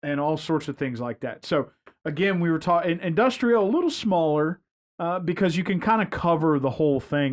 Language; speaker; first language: English; native; English